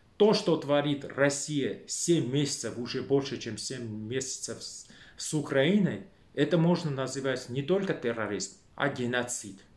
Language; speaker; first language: Russian; non-native, local second language; Armenian